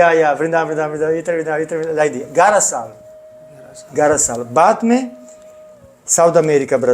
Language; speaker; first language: Hindi; non-native, learner; Italian